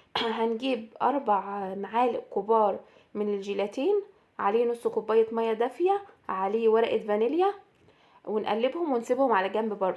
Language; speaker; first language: Arabic; native; Arabic